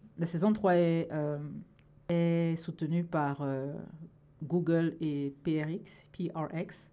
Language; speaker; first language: French; native; French